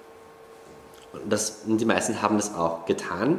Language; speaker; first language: German; non-native, fluent; English